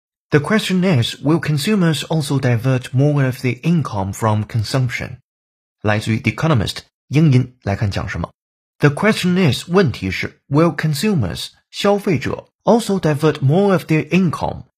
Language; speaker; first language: English; non-native, fluent; Chinese